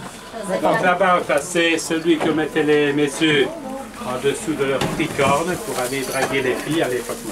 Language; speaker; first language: French; native; French